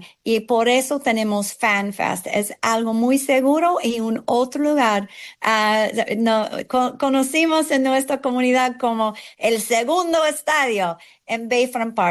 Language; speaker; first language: Spanish; non-native, fluent; English